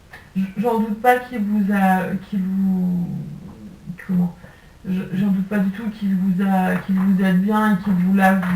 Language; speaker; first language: French; native; French